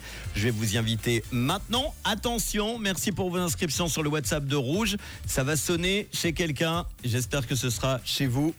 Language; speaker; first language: French; native; French